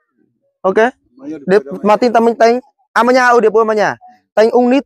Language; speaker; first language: Portuguese; non-native, learner; Vietnamese